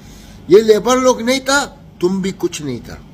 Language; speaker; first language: Hindi; non-native, fluent; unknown